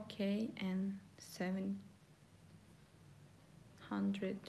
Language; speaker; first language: English; non-native, learner; Russian